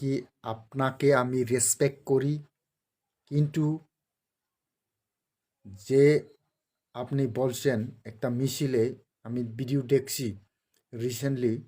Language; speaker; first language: Bangla; non-native, local second language; Kok Borok